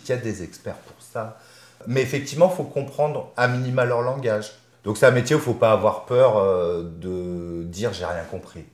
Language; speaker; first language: French; native; French